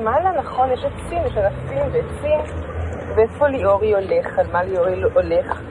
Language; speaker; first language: Hebrew; native; Hebrew